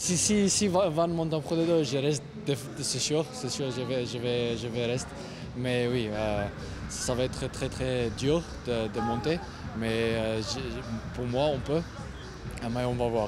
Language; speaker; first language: French; non-native, learner; Afrikaans